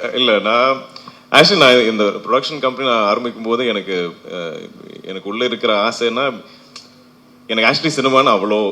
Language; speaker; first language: Tamil; non-native, fluent; Malayalam